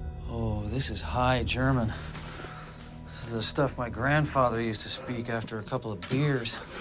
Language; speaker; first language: English; native; English